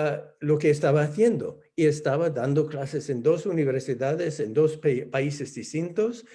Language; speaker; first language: Spanish; non-native, fluent; English